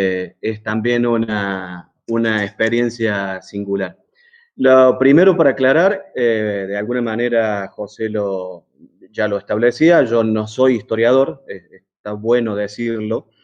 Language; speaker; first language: Spanish; native; Spanish